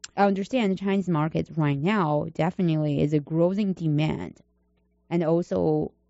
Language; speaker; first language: English; non-native, learner; Chinese